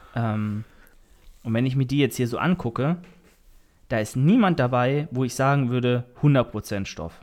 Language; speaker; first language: German; non-native, fluent; Russian